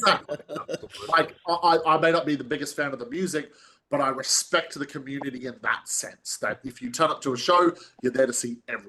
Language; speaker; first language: English; native; English